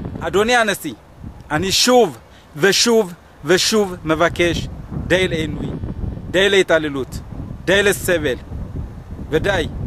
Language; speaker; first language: Hebrew; non-native, fluent; Amharic